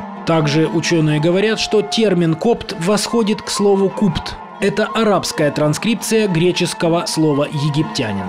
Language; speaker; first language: Russian; native; Russian